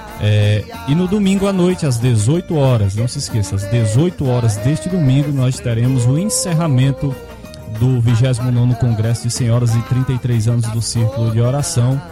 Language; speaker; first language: Portuguese; native; Portuguese